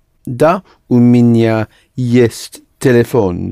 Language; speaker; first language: Russian; non-native, learner; English